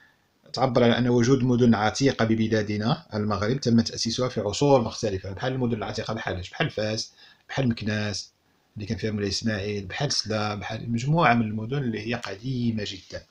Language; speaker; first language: Arabic; native; Arabic